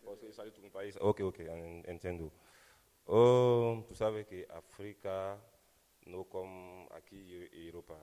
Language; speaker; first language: Spanish; non-native, learner; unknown